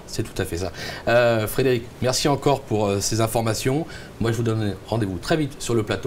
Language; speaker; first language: French; native; French